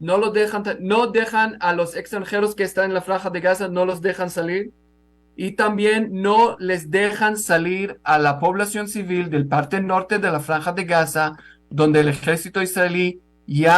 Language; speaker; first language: Spanish; non-native, fluent; Hebrew